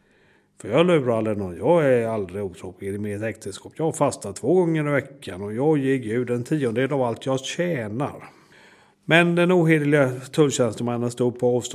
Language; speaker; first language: Swedish; native; Swedish